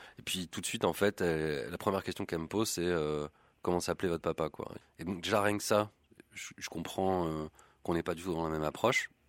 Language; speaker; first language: French; native; French